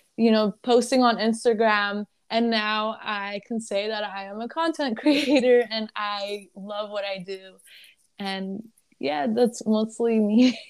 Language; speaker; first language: English; early bilingual, other home language; Arabic